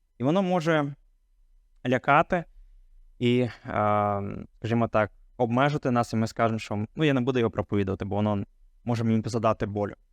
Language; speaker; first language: Ukrainian; non-native, local second language; Hungarian